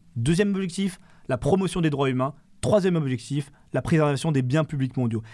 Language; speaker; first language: French; native; French